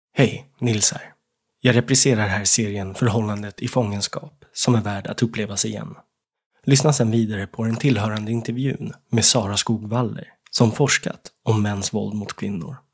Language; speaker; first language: Swedish; native; Swedish